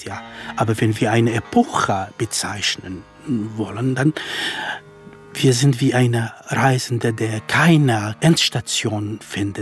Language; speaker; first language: German; non-native, fluent; Kurdish